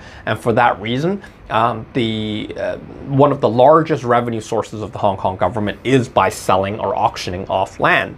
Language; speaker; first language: English; non-native, local second language; Cantonese